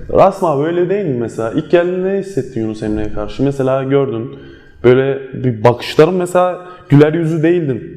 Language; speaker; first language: Turkish; native; Turkish